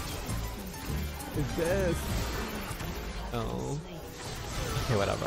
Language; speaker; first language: English; native; English